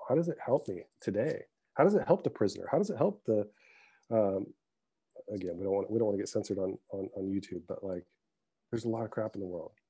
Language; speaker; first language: English; early bilingual, other home language; Arabic